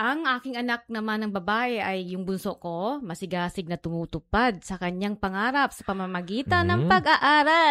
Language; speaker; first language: Filipino; non-native, local second language; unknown